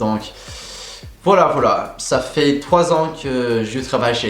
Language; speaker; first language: French; non-native, fluent; English